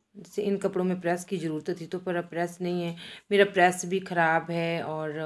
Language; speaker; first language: Hindi; native; Hindi